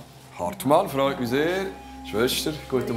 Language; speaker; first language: German; native; German